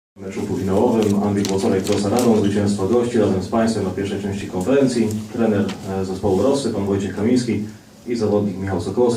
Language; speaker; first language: Polish; native; Polish